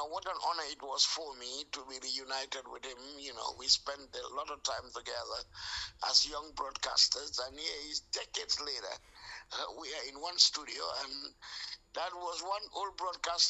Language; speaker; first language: English; non-native, local second language; Wolof